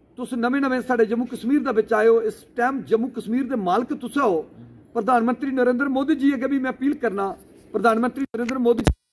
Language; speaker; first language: Punjabi; non-native, local second language; Dogri